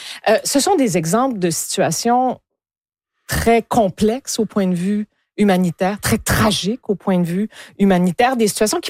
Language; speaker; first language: French; native; French